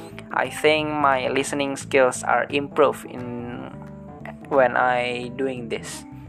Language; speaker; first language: English; non-native, learner; Indonesian